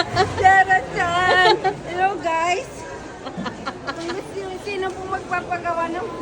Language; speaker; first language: Filipino; native; Filipino